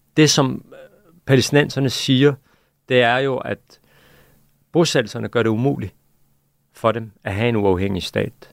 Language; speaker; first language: Danish; early bilingual, other home language; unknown